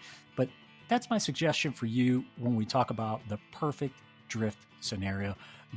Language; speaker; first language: English; native; English